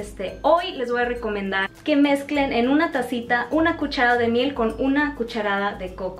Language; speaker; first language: Spanish; native; Spanish